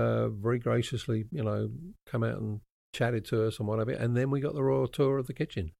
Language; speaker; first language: English; native; English